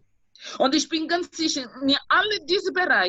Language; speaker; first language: German; non-native, fluent; Portuguese